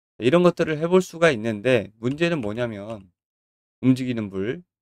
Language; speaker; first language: Korean; native; Korean